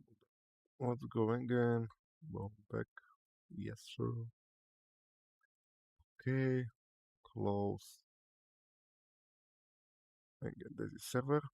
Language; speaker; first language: English; non-native, learner; Slovak